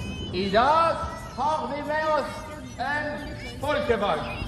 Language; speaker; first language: Norwegian; non-native, fluent; Persian